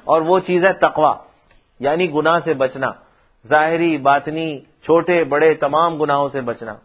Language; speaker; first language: Urdu; non-native, local second language; Punjabi